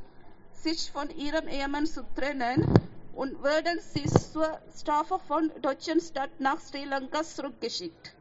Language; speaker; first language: German; non-native, fluent; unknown